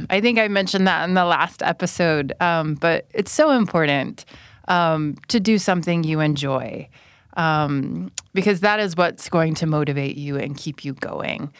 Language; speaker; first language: English; native; English